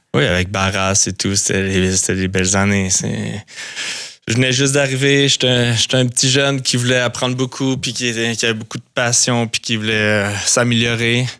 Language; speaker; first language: French; native; French